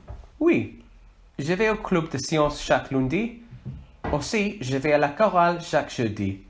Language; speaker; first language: French; non-native, learner; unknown